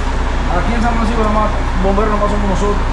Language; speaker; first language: Spanish; native; Spanish